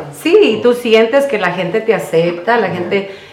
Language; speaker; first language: Spanish; native; Spanish